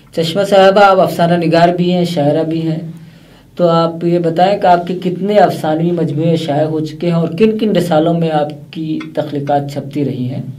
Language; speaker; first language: Urdu; native; Urdu